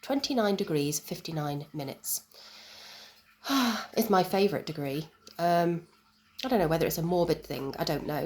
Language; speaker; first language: English; native; English